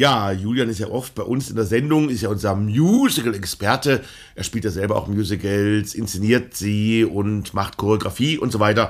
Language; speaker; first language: German; native; German